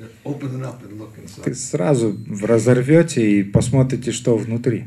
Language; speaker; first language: Russian; native; Russian